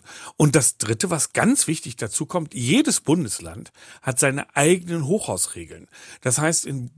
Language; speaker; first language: German; native; German